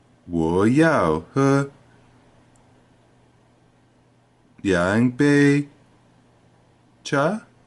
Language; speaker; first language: Chinese; non-native, learner; English